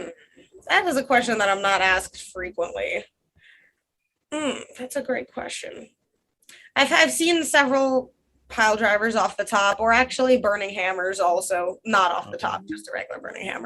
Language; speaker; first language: English; non-native, fluent; Russian